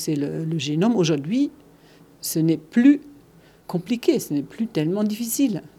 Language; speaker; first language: French; non-native, fluent; German